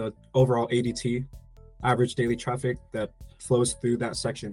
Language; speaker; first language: English; native; English